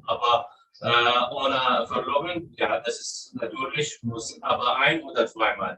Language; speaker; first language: German; non-native, learner; Arabic